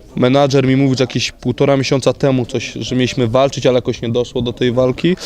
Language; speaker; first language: Polish; native; Polish